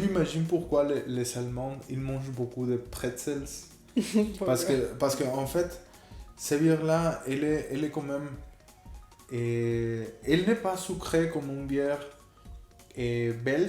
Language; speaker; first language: French; non-native, fluent; Spanish